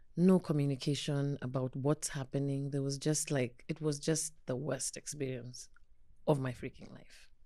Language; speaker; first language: English; non-native, local second language; Kikuyu